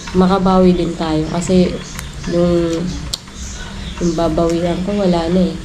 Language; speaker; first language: Filipino; native; Filipino